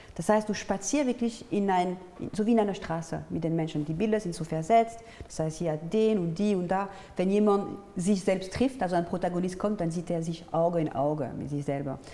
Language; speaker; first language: German; non-native, fluent; French